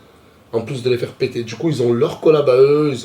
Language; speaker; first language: French; native; French